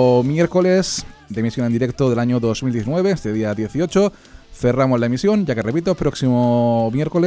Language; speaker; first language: Spanish; native; Spanish